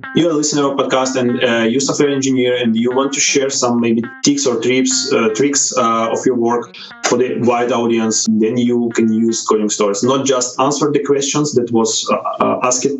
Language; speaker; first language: English; non-native, fluent; Ukrainian